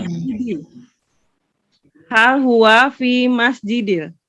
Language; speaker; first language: Arabic; non-native, learner; Indonesian